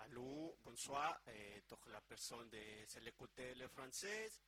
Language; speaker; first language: French; non-native, learner; Spanish